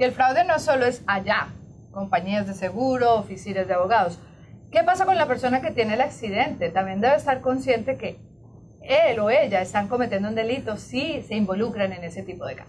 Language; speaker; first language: Spanish; native; Spanish